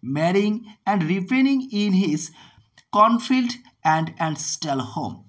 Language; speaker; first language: English; non-native, local second language; Bangla